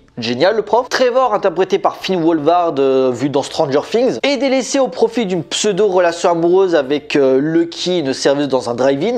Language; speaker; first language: French; native; French